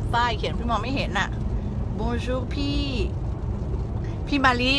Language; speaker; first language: French; non-native, fluent; Thai